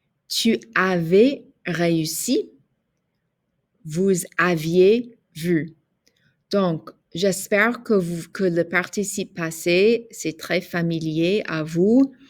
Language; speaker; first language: French; non-native, fluent; English